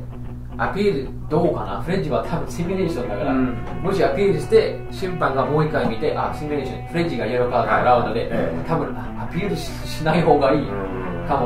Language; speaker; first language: Japanese; non-native, fluent; English